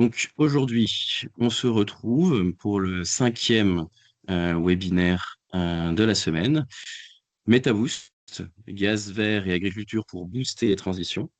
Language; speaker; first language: French; native; French